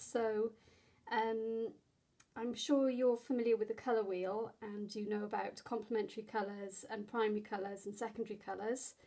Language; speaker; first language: English; native; English